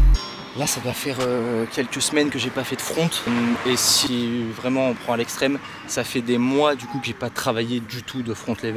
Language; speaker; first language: French; native; French